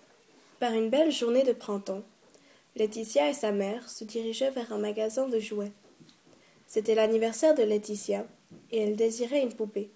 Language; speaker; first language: French; native; French